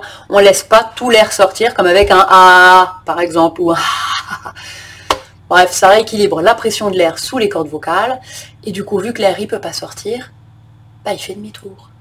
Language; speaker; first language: French; native; French